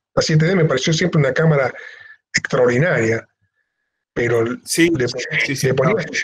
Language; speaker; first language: Spanish; native; Spanish